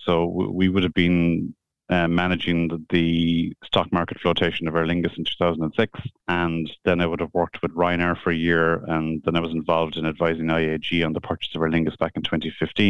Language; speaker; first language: English; native; English